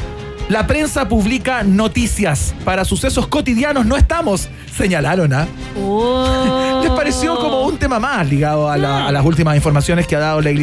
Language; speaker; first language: Spanish; native; Spanish